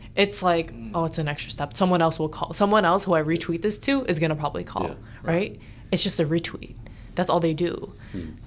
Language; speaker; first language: English; native; English